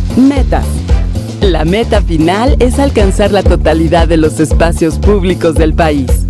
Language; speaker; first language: Spanish; native; Spanish